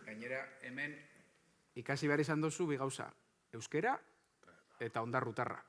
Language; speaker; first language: Basque; native; Basque